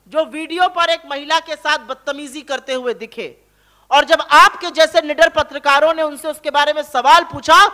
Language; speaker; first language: Hindi; native; Hindi